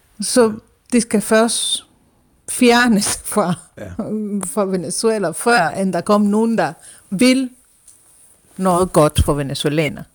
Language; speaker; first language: Danish; non-native, fluent; Spanish